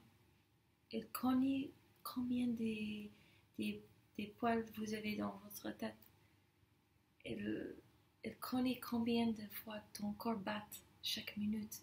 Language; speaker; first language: French; non-native, fluent; English